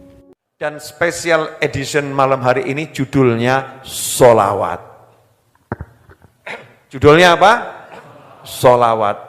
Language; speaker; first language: Indonesian; native; Indonesian